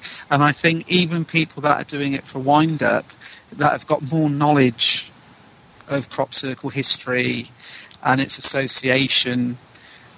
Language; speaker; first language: English; native; English